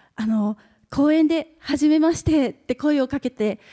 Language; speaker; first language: Japanese; native; Japanese